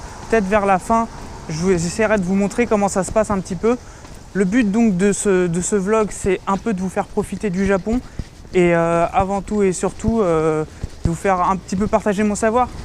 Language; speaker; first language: French; native; French